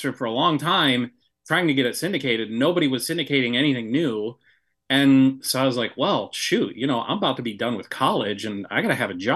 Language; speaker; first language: English; native; English